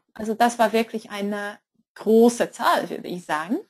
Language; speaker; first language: German; non-native, fluent; Polish